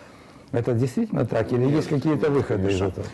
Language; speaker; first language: Russian; native; Russian